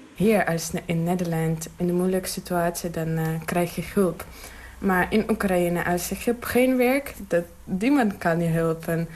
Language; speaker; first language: Dutch; non-native, learner; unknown